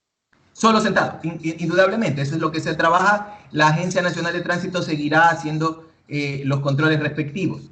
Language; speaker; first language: Spanish; native; Spanish